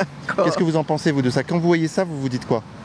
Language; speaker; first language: French; native; French